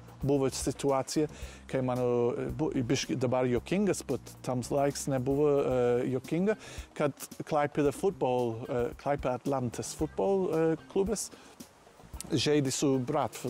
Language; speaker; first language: Lithuanian; non-native, learner; English